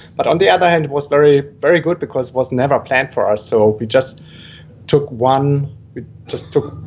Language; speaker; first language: English; non-native, fluent; German